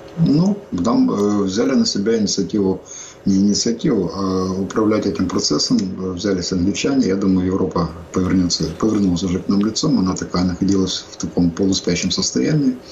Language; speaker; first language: Russian; non-native, local second language; Ukrainian